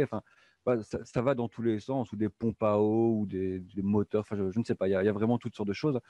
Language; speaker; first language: French; native; French